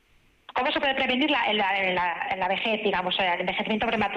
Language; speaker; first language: Spanish; native; Spanish